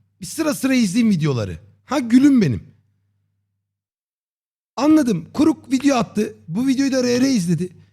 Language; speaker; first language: Turkish; native; Turkish